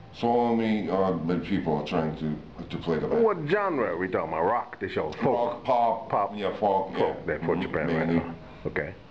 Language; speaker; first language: English; non-native, fluent; Japanese